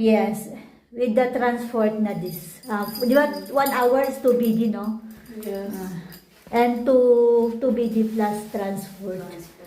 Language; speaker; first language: English; non-native, learner; Filipino